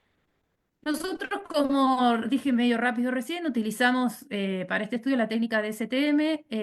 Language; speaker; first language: Spanish; native; Spanish